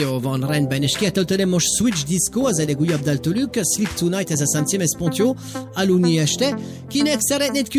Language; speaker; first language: Hungarian; native; Hungarian